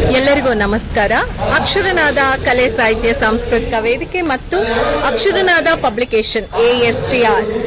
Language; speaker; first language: Kannada; non-native, local second language; Malayalam